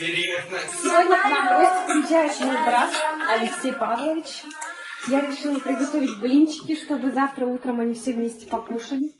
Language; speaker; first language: Russian; native; Russian